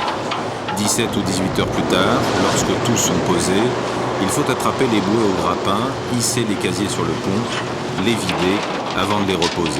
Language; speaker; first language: French; native; French